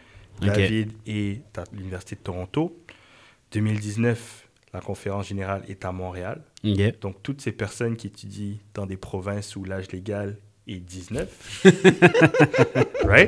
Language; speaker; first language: French; native; French